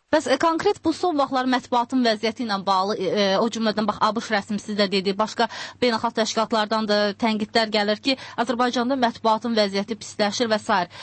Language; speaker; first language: Azerbaijani; native; Azerbaijani